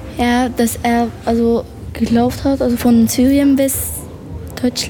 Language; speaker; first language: German; non-native, learner; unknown